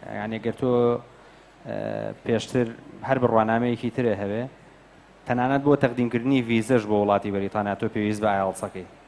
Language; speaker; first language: Central Kurdish; native; Central Kurdish